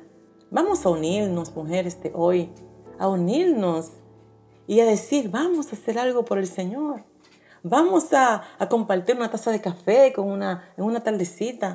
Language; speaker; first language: Spanish; native; Spanish